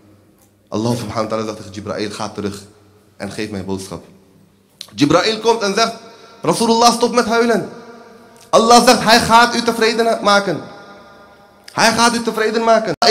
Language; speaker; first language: Dutch; early bilingual, other home language; Urdu